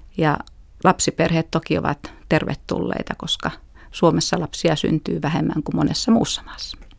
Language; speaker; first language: Finnish; native; Finnish